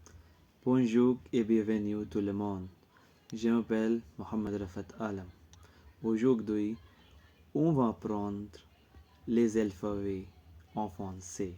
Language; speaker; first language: French; non-native, learner; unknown